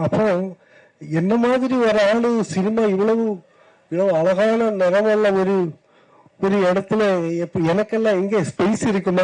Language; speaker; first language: Tamil; non-native, learner; Malayalam